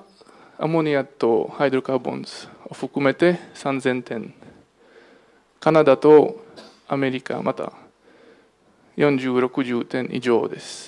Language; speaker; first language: Japanese; non-native, fluent; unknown